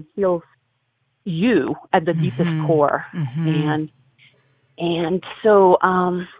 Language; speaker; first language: English; non-native, fluent; Italian